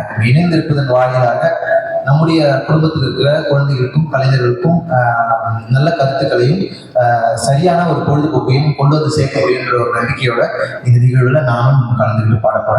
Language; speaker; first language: Tamil; native; Tamil